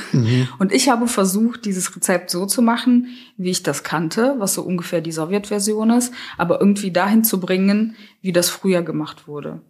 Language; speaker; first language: German; early bilingual, other home language; Russian